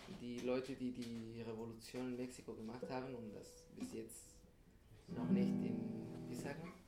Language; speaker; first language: German; non-native, fluent; Spanish